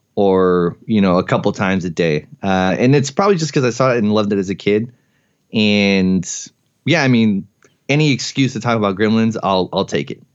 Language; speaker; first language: English; early bilingual, other home language; Spanish